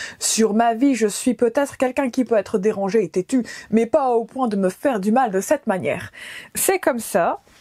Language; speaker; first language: French; early bilingual, other home language; Portuguese